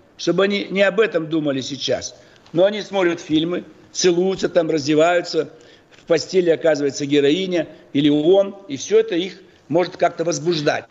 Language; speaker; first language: Russian; native; Russian